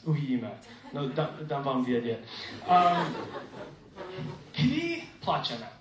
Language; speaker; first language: Czech; non-native, learner; English